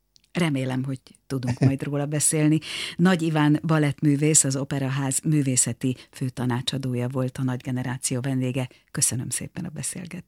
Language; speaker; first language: Hungarian; native; Hungarian